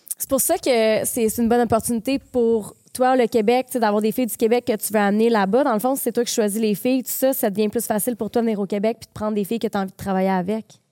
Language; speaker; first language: French; native; French